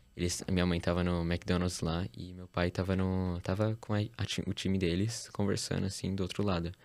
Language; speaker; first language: Portuguese; early bilingual, heritage; Portuguese